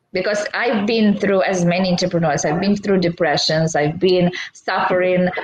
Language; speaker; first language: English; non-native, fluent; Russian